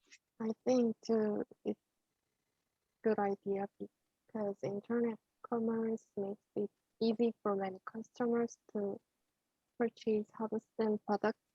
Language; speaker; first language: English; non-native, learner; Korean